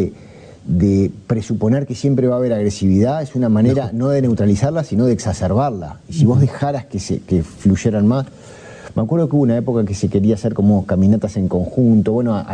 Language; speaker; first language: Spanish; native; Spanish